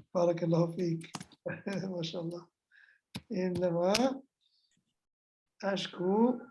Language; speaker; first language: Arabic; non-native, fluent; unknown